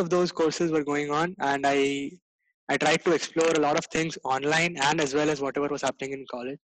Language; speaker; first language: English; non-native, local second language; Gujarati